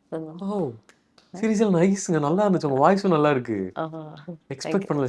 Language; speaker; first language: Tamil; native; Tamil